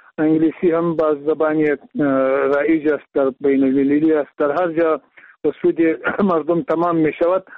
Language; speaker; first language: Persian; non-native, local second language; Pashto